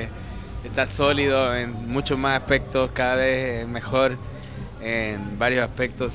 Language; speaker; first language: Spanish; native; Spanish